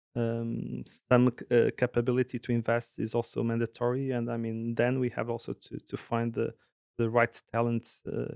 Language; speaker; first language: English; non-native, fluent; Portuguese